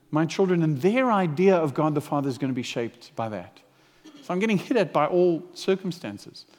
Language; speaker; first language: English; native; English